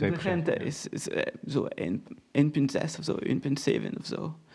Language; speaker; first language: Dutch; non-native, fluent; Portuguese